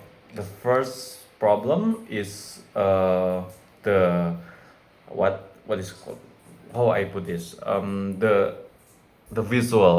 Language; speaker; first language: English; non-native, fluent; Indonesian